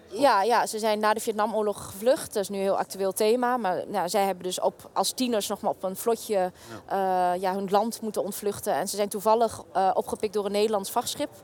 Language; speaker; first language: Dutch; early bilingual, other home language; Vietnamese